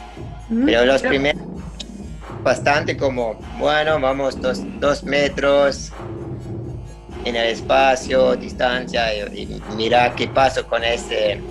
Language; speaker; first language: Spanish; non-native, learner; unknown